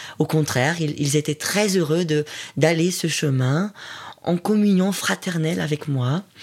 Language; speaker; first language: French; non-native, fluent; German